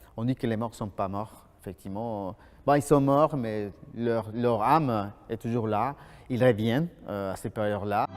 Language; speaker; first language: French; non-native, fluent; Spanish